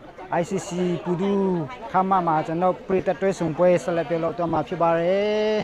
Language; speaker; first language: Burmese; non-native, local second language; Hakha Chin